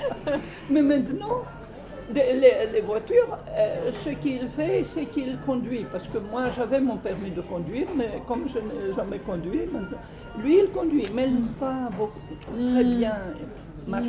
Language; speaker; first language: French; non-native, fluent; Greek